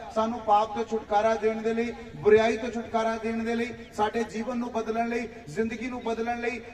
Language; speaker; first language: Hindi; non-native, local second language; Punjabi